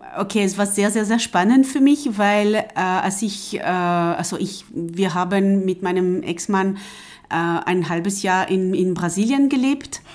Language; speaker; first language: German; non-native, fluent; French